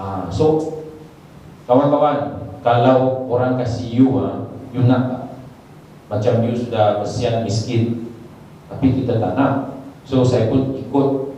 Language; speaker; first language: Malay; non-native, local second language; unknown